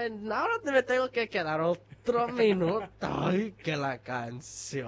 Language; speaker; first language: Spanish; early bilingual, heritage; Spanish